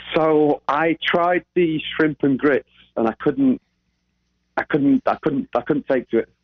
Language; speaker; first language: English; native; English